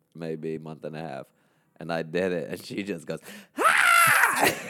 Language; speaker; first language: English; non-native, fluent; Spanish